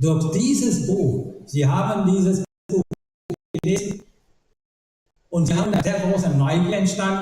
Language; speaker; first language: German; non-native, learner; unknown